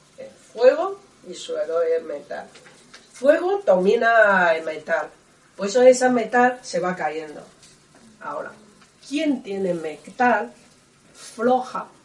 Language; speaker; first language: Spanish; non-native, learner; Chinese